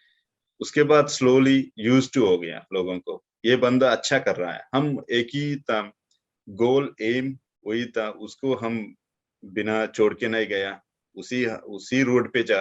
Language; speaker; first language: Hindi; non-native, local second language; Telugu